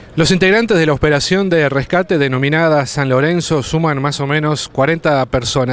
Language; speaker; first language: Spanish; native; Spanish